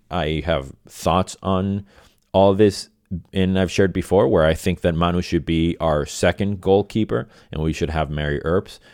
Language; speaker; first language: English; non-native, fluent; Spanish